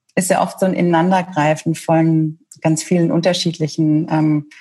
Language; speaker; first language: German; native; German